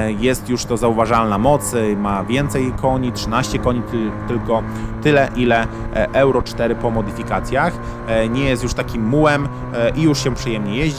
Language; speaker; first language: Polish; native; Polish